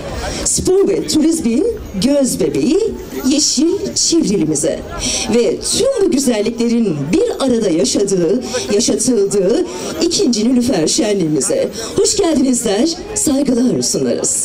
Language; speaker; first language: Turkish; native; Turkish